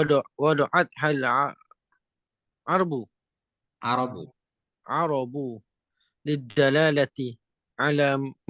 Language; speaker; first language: Arabic; non-native, fluent; Malay